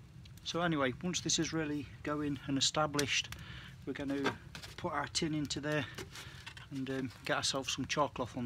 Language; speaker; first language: English; native; English